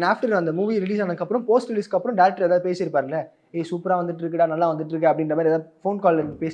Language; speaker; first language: Tamil; native; Tamil